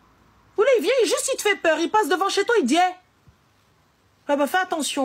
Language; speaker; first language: French; native; French